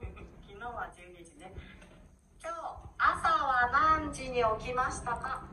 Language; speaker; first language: Japanese; non-native, learner; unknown